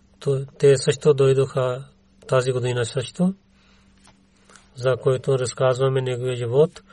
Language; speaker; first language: Bulgarian; non-native, learner; Urdu